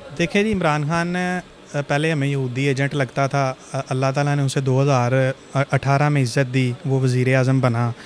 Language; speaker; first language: Urdu; non-native, local second language; Punjabi